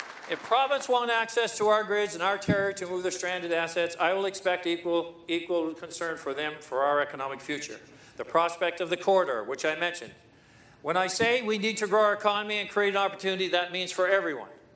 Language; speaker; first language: English; native; English